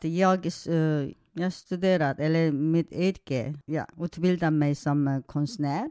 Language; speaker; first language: Swedish; non-native, fluent; Korean